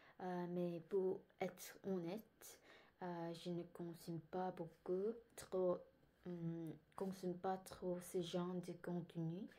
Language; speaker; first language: French; non-native, learner; Korean